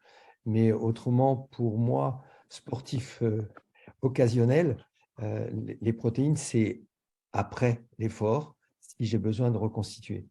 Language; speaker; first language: French; native; French